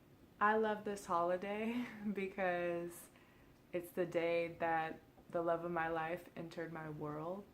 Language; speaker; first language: English; native; English